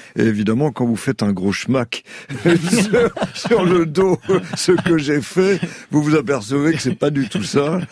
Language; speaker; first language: French; native; French